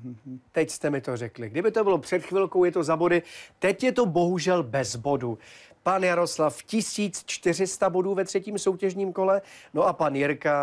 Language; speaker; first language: Czech; native; Czech